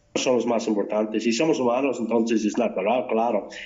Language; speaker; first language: Spanish; non-native, fluent; English